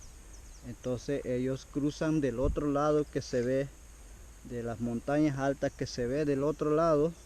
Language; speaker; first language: Spanish; non-native, local second language; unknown